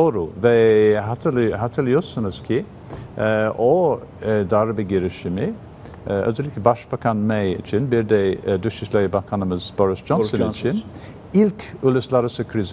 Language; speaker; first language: Turkish; non-native, fluent; English